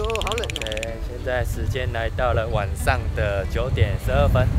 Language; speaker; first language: Chinese; native; Chinese